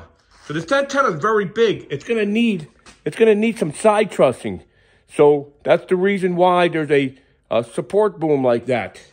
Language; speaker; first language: English; native; English